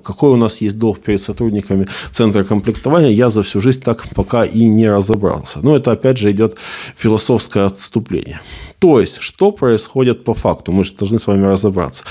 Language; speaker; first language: Russian; native; Russian